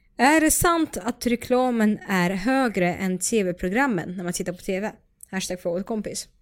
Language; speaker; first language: Swedish; early bilingual, other home language; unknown